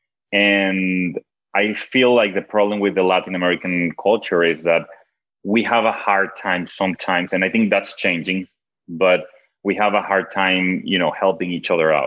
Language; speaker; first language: English; non-native, fluent; Spanish